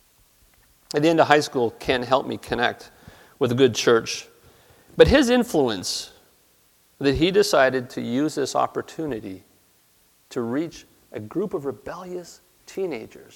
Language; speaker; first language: English; native; English